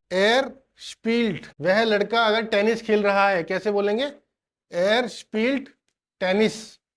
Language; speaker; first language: Hindi; native; Hindi